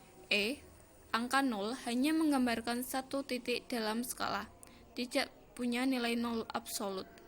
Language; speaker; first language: Indonesian; native; Indonesian